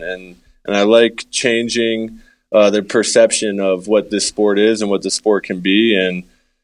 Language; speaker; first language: English; native; English